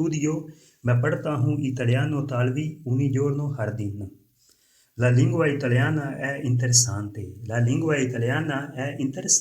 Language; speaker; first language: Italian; non-native, fluent; Urdu